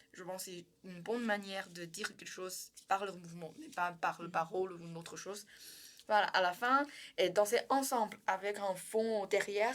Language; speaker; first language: French; non-native, learner; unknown